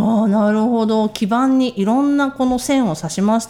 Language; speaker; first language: Japanese; native; Japanese